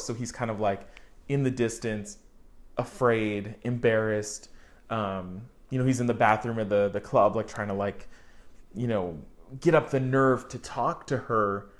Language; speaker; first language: English; native; English